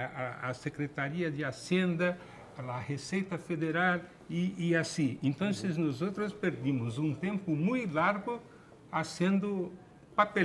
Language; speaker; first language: Spanish; non-native, fluent; Portuguese